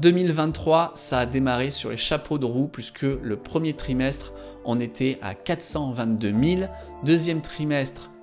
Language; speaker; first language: French; native; French